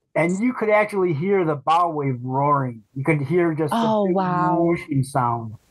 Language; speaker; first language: English; native; English